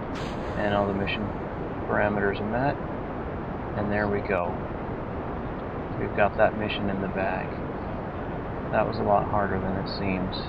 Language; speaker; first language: English; native; English